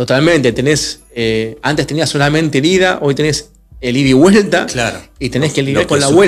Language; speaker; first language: Spanish; native; Spanish